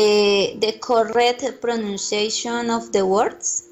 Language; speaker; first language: English; non-native, learner; Spanish